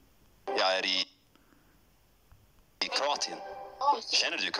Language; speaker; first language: Swedish; non-native, learner; English